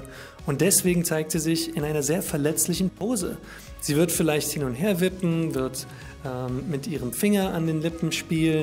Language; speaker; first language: German; native; German